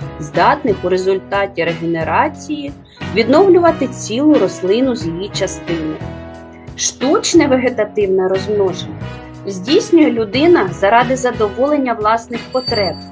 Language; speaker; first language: Ukrainian; native; Ukrainian